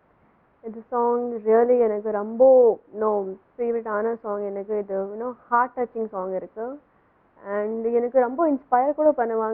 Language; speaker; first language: Tamil; non-native, local second language; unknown